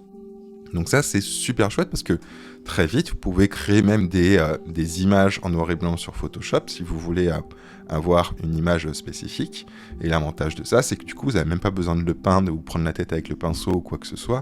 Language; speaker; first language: French; native; French